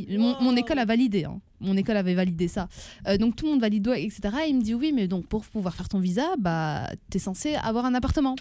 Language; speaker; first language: French; native; French